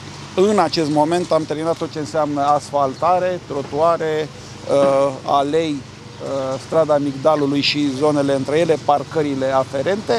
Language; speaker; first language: Romanian; native; Romanian